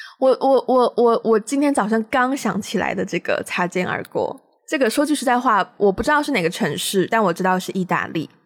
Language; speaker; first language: Chinese; native; Chinese